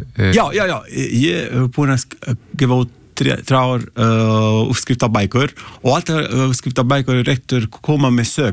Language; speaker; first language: Icelandic; non-native, learner; Italian